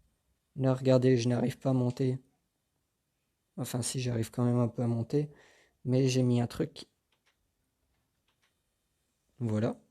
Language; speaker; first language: French; native; French